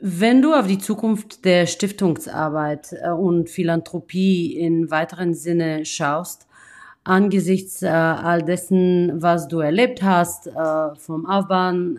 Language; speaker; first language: German; non-native, fluent; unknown